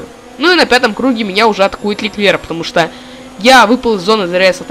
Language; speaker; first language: Russian; native; Russian